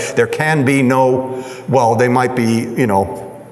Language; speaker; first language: English; native; English